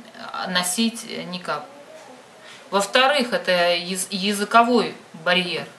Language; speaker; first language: Russian; native; Russian